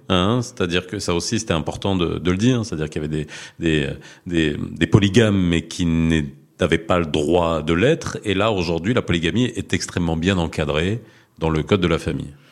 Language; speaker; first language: French; early bilingual, other home language; Arabic